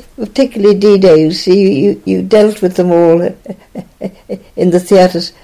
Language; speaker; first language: English; native; English